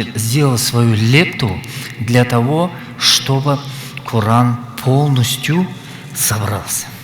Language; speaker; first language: Russian; non-native, local second language; Kazakh